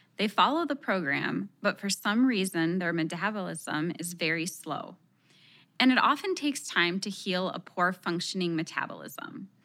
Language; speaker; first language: English; early bilingual, other home language; Spanish